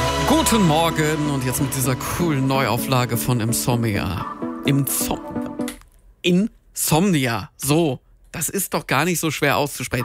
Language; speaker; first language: German; native; German